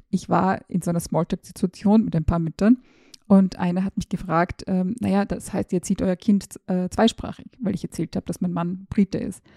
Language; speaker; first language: German; early bilingual, other home language; Serbian